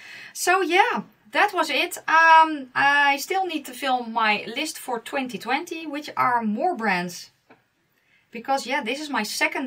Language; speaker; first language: English; non-native, fluent; Dutch